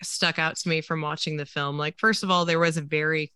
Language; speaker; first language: English; native; English